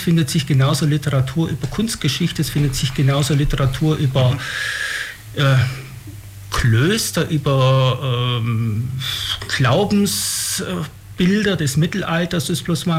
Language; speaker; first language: German; native; German